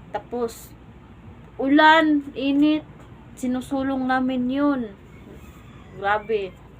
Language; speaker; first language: Filipino; non-native, local second language; Cebuano